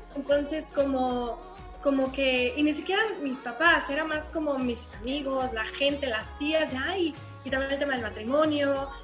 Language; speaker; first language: Spanish; native; Spanish